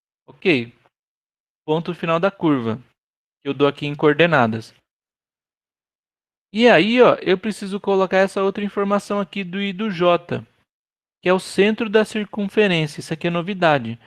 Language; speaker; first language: Portuguese; native; Portuguese